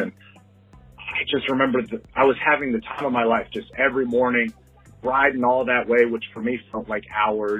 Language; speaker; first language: English; native; English